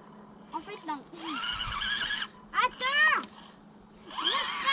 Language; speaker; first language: French; native; French